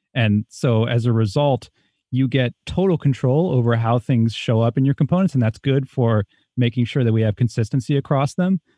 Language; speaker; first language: English; native; English